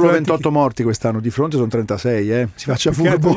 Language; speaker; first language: Italian; native; Italian